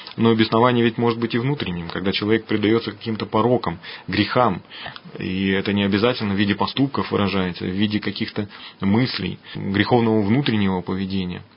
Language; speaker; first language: Russian; native; Russian